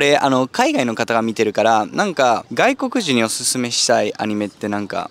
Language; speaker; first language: Japanese; early bilingual, heritage; Spanish